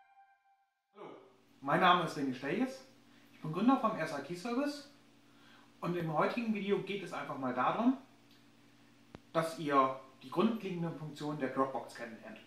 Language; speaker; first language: German; native; German